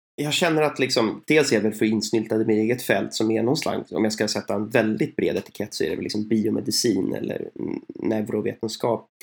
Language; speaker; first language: Swedish; native; Swedish